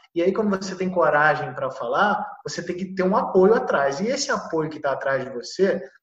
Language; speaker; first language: Portuguese; native; Portuguese